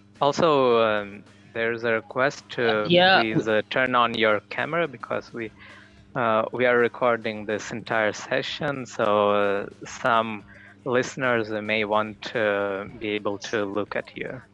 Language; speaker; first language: English; non-native, fluent; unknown